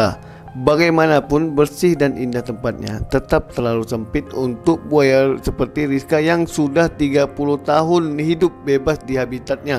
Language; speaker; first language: Indonesian; native; Indonesian